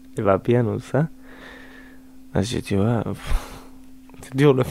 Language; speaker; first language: French; non-native, learner; Turkish